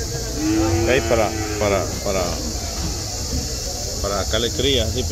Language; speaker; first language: Spanish; native; Spanish